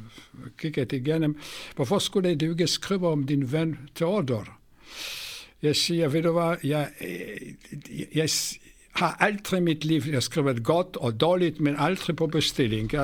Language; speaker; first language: Swedish; non-native, fluent; Polish